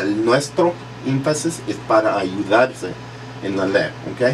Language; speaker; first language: Spanish; early bilingual, heritage; English